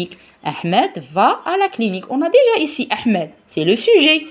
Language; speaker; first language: French; non-native, local second language; Arabic